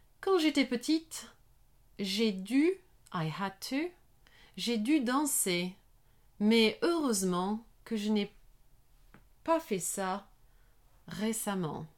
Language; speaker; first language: French; non-native, learner; English